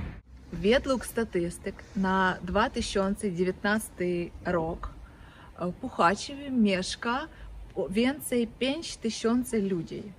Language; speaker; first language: Polish; non-native, learner; Russian